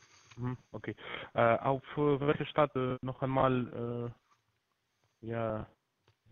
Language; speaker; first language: German; non-native, learner; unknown